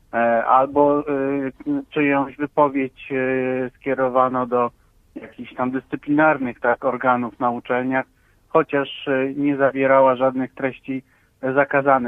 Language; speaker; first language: Polish; native; Polish